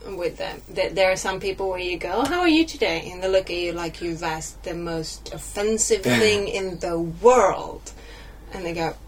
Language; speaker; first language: English; non-native, fluent; Swedish